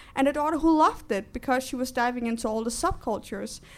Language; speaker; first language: English; non-native, fluent; Danish